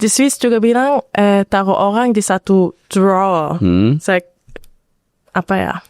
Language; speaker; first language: Indonesian; early bilingual, heritage; Indonesian